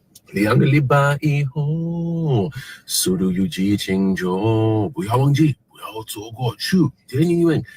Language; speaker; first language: Chinese; non-native, learner; English